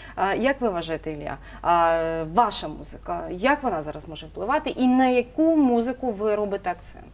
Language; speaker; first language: Ukrainian; native; Ukrainian